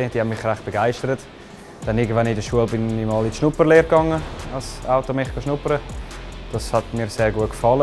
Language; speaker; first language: German; native; German